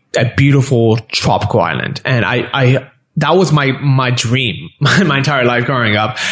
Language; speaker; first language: English; native; English